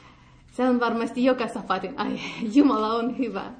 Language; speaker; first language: Finnish; non-native, learner; Russian